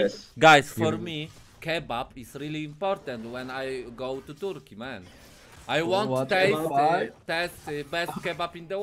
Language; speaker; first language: English; non-native, learner; Polish